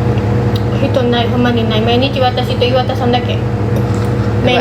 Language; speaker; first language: Japanese; non-native, learner; Indonesian